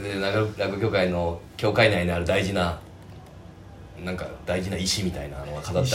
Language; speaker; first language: Japanese; native; Japanese